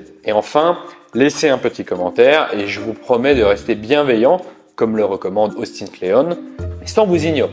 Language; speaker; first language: French; native; French